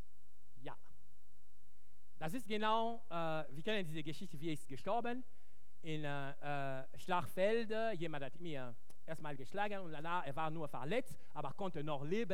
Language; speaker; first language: German; non-native, fluent; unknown